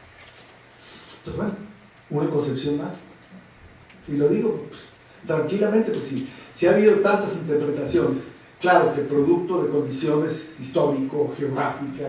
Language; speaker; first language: Spanish; native; Spanish